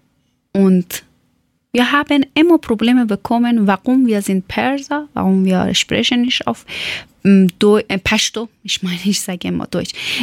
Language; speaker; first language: German; non-native, learner; Persian